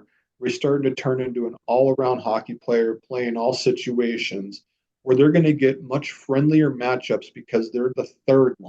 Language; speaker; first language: English; native; English